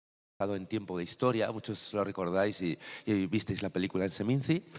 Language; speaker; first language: Spanish; native; Spanish